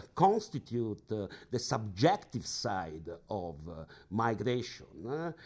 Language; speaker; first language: English; non-native, fluent; Italian